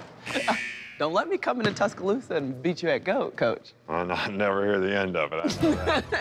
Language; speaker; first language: English; native; English